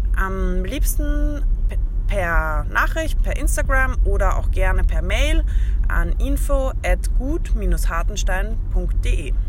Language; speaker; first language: German; native; German